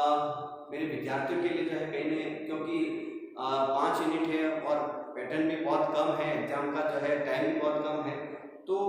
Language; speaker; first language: Hindi; native; Hindi